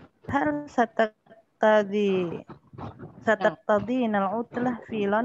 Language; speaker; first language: Arabic; non-native, learner; Indonesian